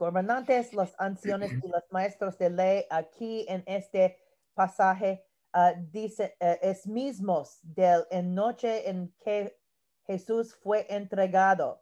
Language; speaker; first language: Spanish; non-native, learner; English